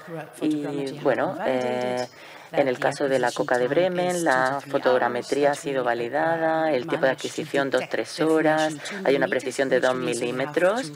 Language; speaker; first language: Spanish; non-native, fluent; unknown